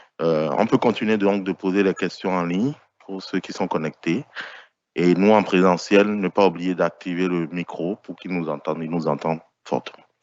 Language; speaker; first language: French; native; French